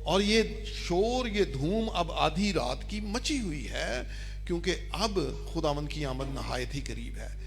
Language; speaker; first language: Urdu; non-native, local second language; Punjabi